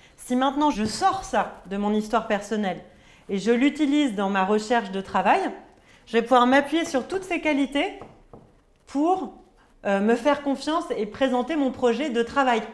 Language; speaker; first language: French; native; French